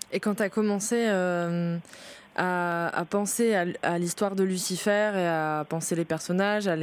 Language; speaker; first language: French; native; French